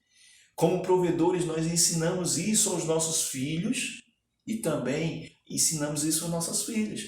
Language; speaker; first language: Portuguese; native; Portuguese